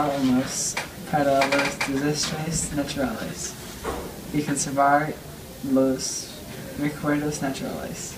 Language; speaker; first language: Spanish; non-native, learner; English